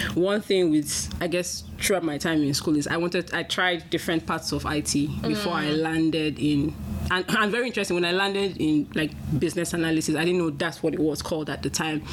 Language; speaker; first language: English; non-native, local second language; Yoruba